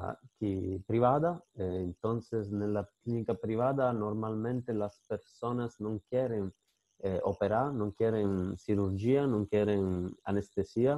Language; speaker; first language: Spanish; non-native, fluent; Italian